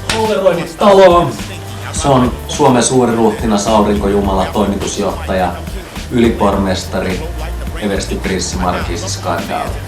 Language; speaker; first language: Finnish; native; Finnish